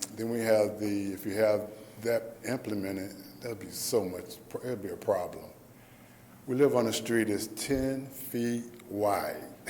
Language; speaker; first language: English; native; English